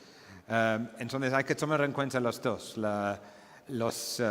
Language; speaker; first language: Spanish; non-native, fluent; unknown